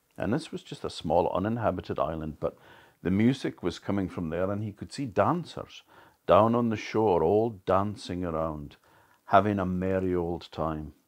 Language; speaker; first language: English; native; English